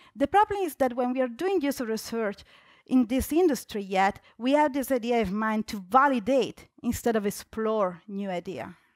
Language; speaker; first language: English; non-native, fluent; Italian